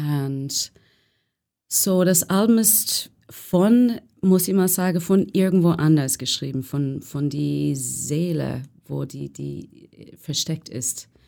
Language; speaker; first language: German; non-native, fluent; English